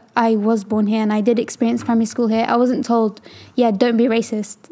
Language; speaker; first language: English; native; English